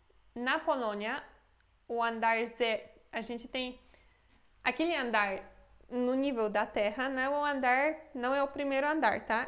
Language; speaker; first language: Portuguese; non-native, fluent; Polish